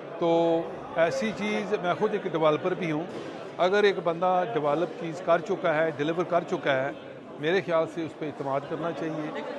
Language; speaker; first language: Urdu; non-native, local second language; Punjabi